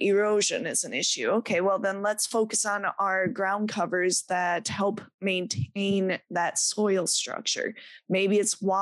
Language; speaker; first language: English; native; English